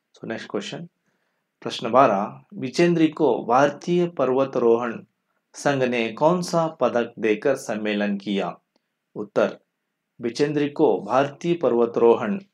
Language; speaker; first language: Hindi; non-native, local second language; Kannada